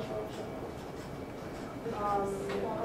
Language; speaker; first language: Chinese; non-native, learner; English